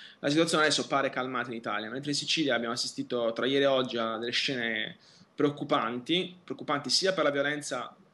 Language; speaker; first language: Italian; native; Italian